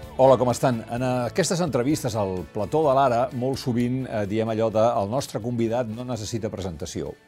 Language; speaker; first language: Catalan; native; Catalan